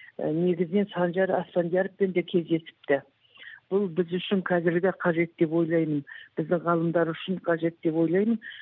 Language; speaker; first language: Kazakh; native; Kazakh